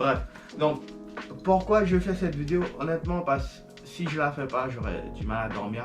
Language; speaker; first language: French; non-native, fluent; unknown